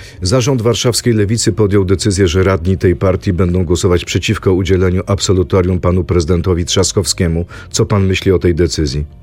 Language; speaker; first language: Polish; native; Polish